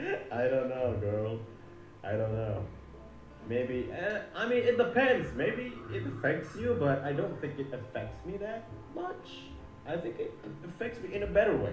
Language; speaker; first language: English; non-native, fluent; Indonesian